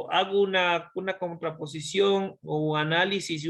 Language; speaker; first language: Spanish; native; Spanish